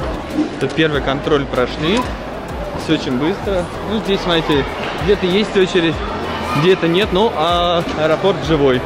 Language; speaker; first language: Russian; native; Russian